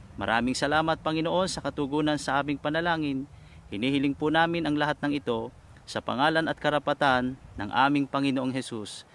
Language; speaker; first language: Filipino; non-native, local second language; Iloko